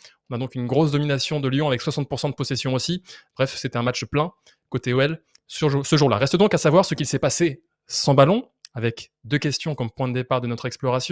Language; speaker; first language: French; native; French